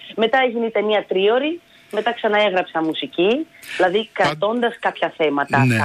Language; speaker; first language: Greek; early bilingual, other home language; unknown